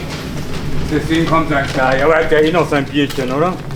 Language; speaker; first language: German; native; German